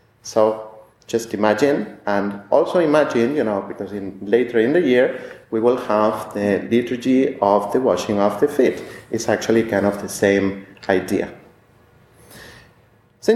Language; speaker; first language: English; non-native, fluent; Spanish